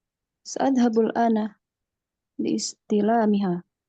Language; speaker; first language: Arabic; non-native, learner; Indonesian